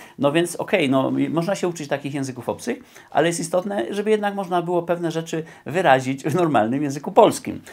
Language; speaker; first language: Polish; native; Polish